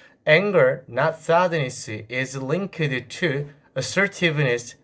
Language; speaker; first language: English; non-native, fluent; Korean